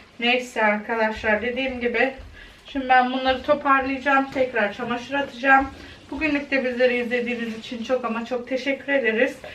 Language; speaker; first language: Turkish; early bilingual, heritage; Turkish